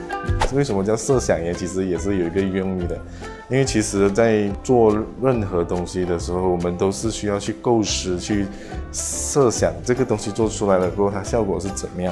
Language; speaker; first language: Chinese; native; Chinese